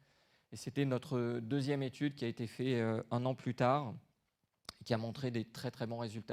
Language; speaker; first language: French; native; French